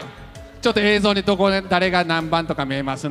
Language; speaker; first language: Japanese; native; Japanese